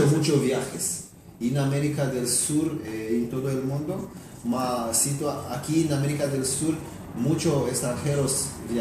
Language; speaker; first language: Spanish; non-native, learner; Romanian